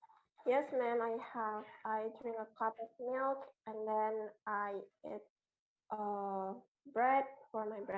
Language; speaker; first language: English; non-native, learner; Indonesian